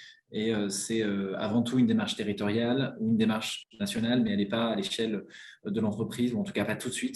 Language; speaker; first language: French; native; French